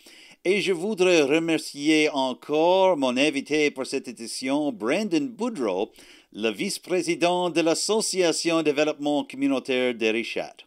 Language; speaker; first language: French; non-native, learner; English